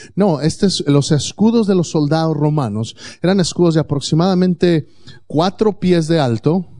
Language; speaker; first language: Spanish; native; Spanish